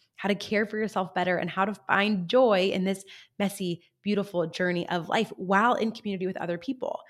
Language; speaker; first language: English; native; English